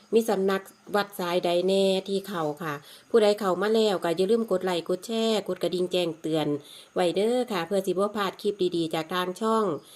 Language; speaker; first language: Thai; native; Thai